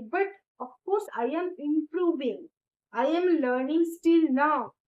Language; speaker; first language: English; non-native, learner; Bangla